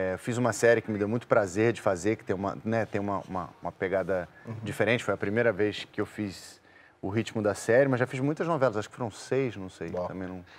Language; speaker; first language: Portuguese; native; Portuguese